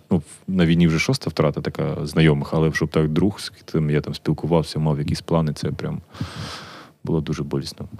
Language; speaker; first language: Ukrainian; native; Ukrainian